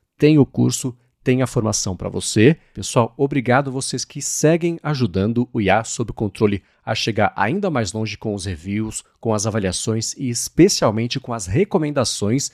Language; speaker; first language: Portuguese; native; Portuguese